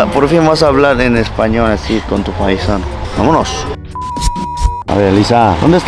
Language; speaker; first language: Spanish; non-native, fluent; Korean